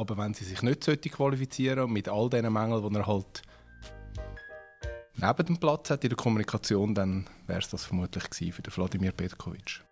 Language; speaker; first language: German; native; German